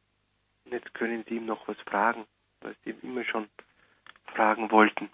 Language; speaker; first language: German; native; German